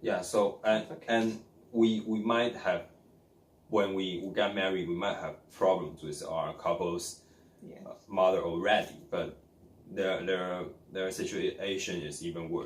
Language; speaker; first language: English; non-native, learner; Chinese